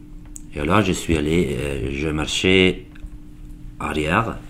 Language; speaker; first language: French; non-native, learner; Italian